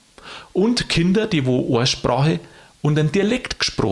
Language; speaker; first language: German; native; German